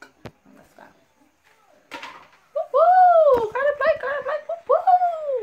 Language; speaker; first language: English; native; English